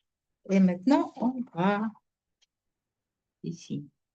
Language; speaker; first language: French; non-native, learner; Russian